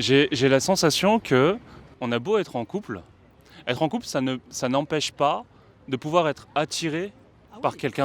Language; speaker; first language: French; native; French